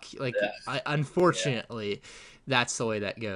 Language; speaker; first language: English; native; English